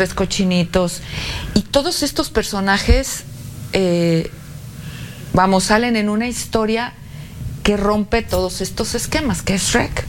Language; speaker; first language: Spanish; native; Spanish